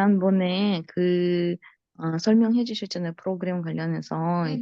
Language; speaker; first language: Korean; non-native, local second language; Russian